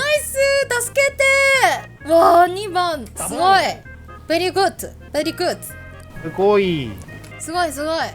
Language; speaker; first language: Japanese; non-native, learner; Korean